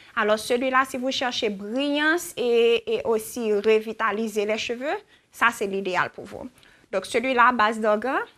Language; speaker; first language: French; native; French